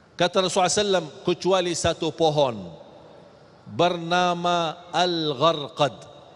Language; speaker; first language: Malay; non-native, fluent; Arabic